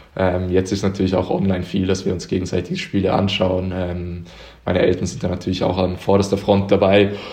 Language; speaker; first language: German; native; German